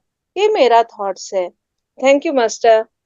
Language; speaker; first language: Hindi; non-native, local second language; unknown